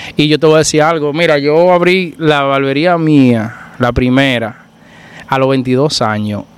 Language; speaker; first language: Spanish; native; Spanish